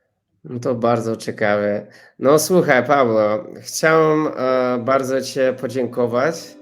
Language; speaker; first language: Polish; non-native, fluent; English